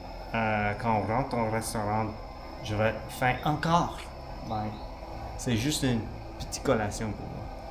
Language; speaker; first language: French; non-native, learner; English